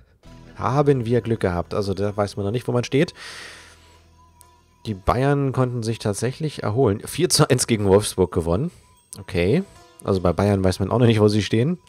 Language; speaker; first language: German; native; German